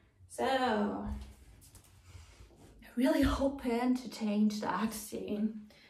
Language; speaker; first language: English; non-native, fluent; German